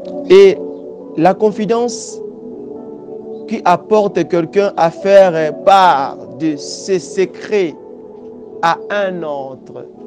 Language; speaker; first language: French; non-native, local second language; Lingala